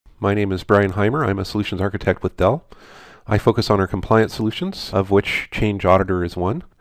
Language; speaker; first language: English; native; English